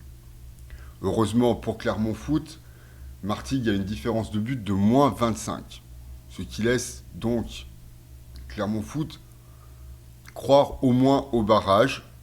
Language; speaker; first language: French; native; French